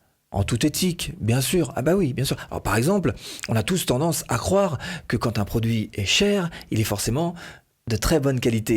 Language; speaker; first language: French; native; French